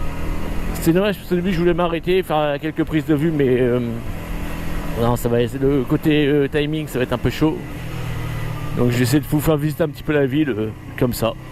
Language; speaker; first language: French; native; French